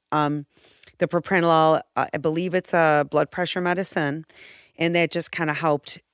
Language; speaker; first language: English; native; English